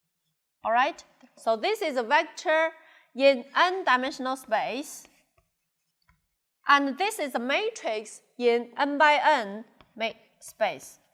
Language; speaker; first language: English; non-native, local second language; Chinese